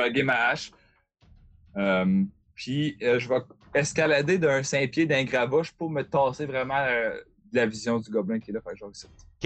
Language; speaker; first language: French; native; French